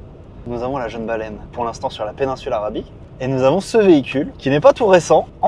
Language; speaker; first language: French; native; French